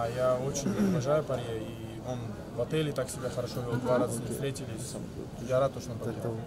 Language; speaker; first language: Russian; non-native, local second language; Uzbek